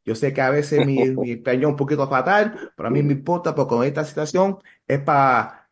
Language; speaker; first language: Spanish; early bilingual, heritage; Spanish